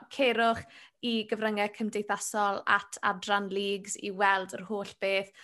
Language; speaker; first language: Welsh; native; Welsh